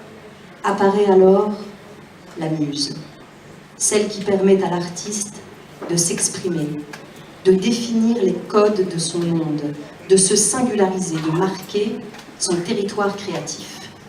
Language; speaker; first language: French; native; French